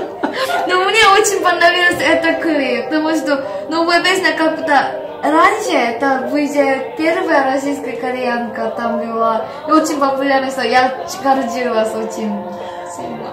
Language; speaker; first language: Russian; non-native, learner; Korean